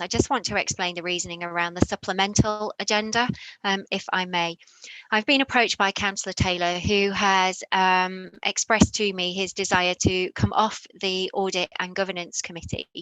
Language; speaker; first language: English; native; English